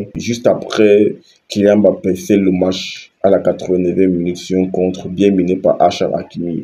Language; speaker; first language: French; native; French